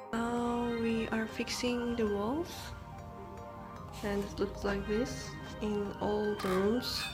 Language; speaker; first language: English; non-native, fluent; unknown